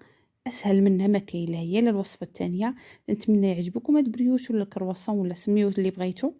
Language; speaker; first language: Arabic; native; Arabic